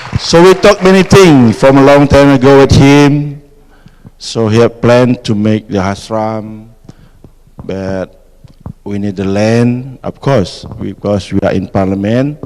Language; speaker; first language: English; non-native, fluent; Indonesian